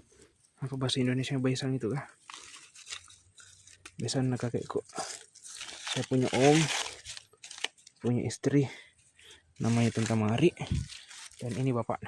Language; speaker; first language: Indonesian; native; Indonesian